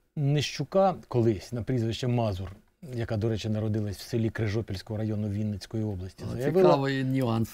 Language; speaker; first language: Ukrainian; native; Ukrainian